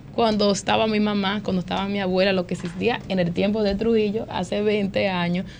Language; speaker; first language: Spanish; early bilingual, heritage; Spanish